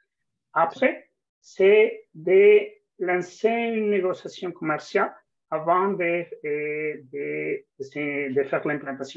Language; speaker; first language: French; non-native, fluent; Spanish